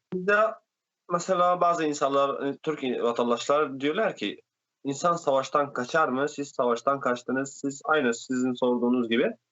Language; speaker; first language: Turkish; non-native, fluent; Arabic